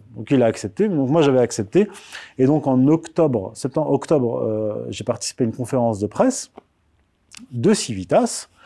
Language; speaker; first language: French; early bilingual, other home language; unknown